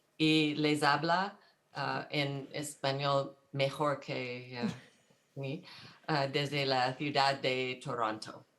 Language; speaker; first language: Spanish; non-native, fluent; English